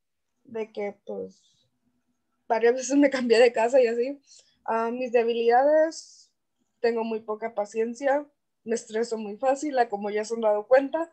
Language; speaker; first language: Spanish; native; Spanish